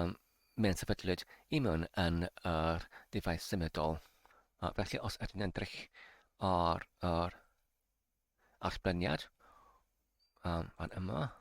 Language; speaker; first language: Welsh; non-native, learner; English